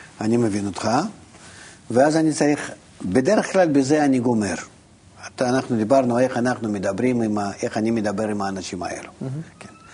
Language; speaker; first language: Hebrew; non-native, fluent; Russian